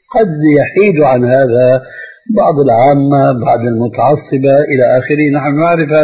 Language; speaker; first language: Arabic; early bilingual, other home language; Albanian